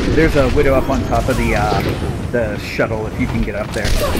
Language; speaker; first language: English; native; English